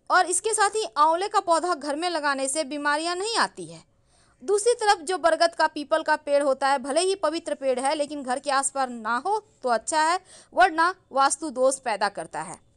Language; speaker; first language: Hindi; native; Hindi